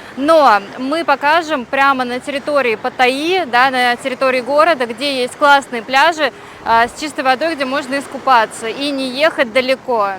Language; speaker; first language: Russian; native; Russian